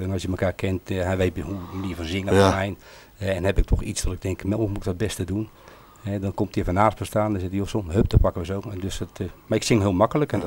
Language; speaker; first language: Dutch; native; Dutch